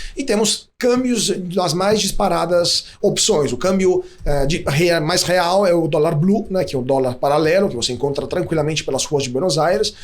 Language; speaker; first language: Portuguese; non-native, fluent; Italian